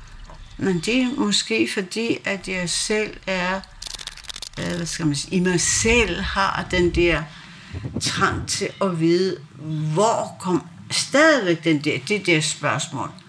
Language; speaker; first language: Danish; non-native, local second language; Kalaallisut